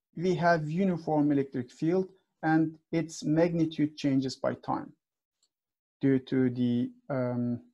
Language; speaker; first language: English; non-native, fluent; Turkish